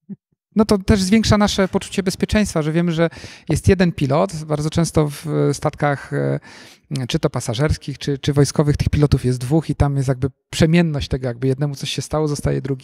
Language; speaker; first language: Polish; native; Polish